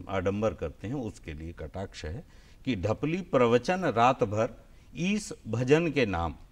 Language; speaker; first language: Hindi; native; Hindi